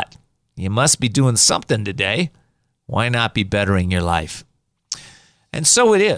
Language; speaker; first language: English; native; English